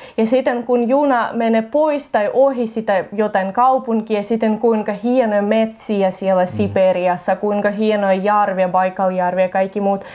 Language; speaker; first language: Finnish; non-native, fluent; Russian